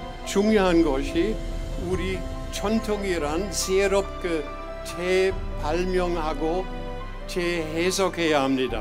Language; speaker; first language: Korean; non-native, fluent; German